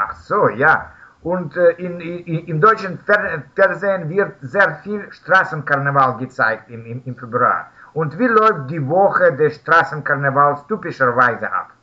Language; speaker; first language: German; non-native, learner; Russian